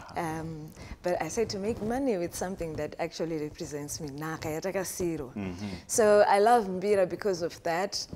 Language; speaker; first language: English; non-native, local second language; Shona